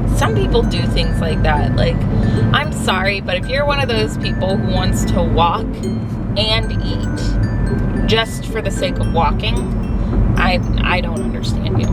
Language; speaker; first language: English; native; English